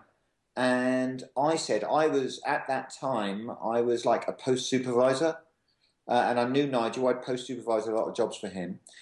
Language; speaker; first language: English; native; English